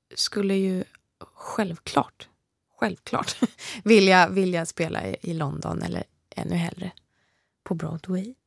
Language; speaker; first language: Swedish; native; Swedish